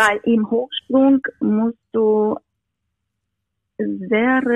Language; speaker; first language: German; non-native, fluent; Romanian